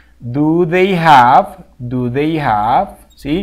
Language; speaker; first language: English; non-native, fluent; Spanish